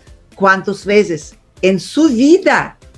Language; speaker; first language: Spanish; non-native, fluent; Russian